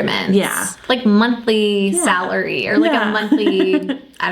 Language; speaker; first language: English; native; English